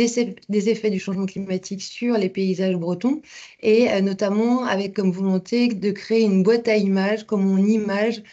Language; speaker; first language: French; native; French